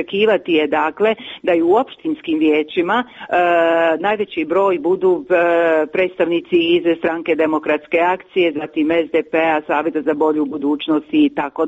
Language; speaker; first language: Croatian; native; Croatian